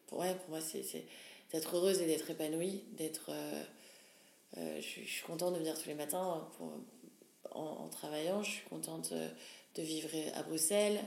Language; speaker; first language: French; native; French